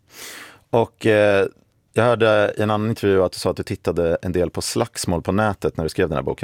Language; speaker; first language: Swedish; native; Swedish